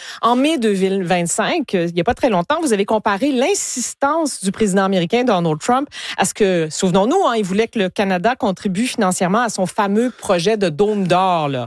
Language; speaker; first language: French; native; French